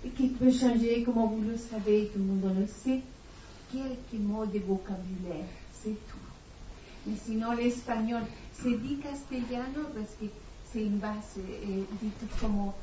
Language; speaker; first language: French; non-native, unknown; Spanish